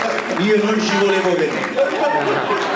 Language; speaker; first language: Italian; native; Italian